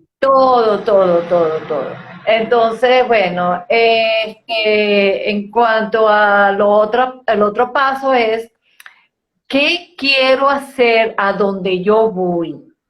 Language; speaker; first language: Spanish; native; Spanish